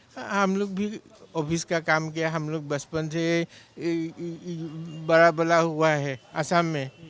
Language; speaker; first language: Hindi; non-native, local second language; Assamese